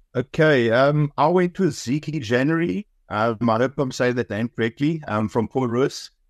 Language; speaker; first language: English; native; English